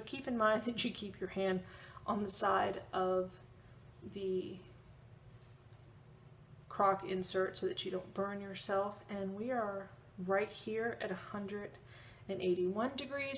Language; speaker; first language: English; native; English